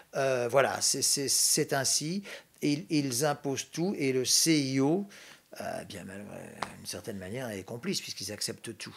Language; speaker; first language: French; native; French